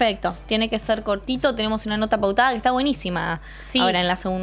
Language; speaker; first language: Spanish; native; Spanish